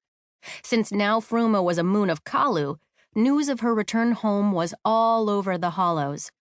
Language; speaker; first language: English; native; English